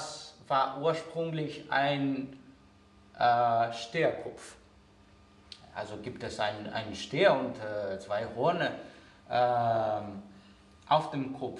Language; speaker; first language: German; non-native, fluent; Greek